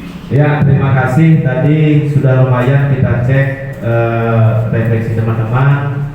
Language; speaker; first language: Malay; non-native, local second language; Balinese